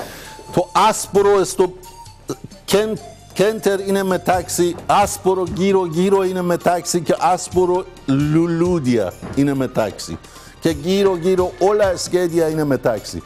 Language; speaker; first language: Greek; non-native, learner; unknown